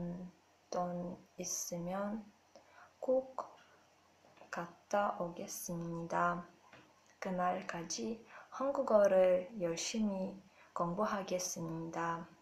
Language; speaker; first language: Korean; non-native, learner; Russian